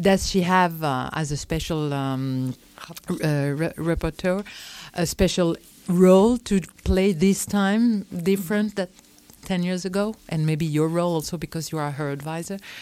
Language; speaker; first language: English; non-native, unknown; French